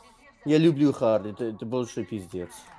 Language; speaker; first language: Russian; non-native, learner; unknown